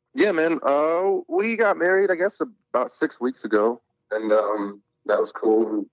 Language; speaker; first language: English; native; English